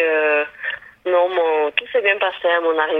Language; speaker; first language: French; non-native, fluent; Armenian